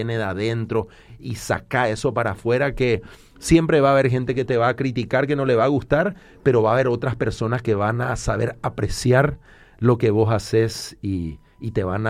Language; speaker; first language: Spanish; native; Spanish